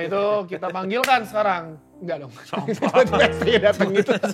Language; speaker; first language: Indonesian; native; Indonesian